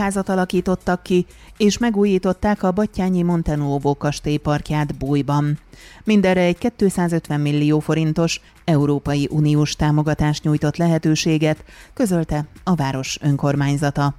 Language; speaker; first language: Hungarian; native; Hungarian